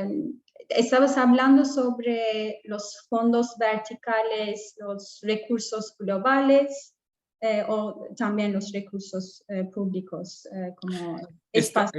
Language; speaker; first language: Spanish; non-native, fluent; English